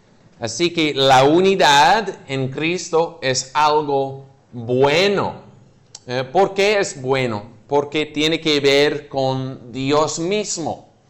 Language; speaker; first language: Spanish; non-native, fluent; English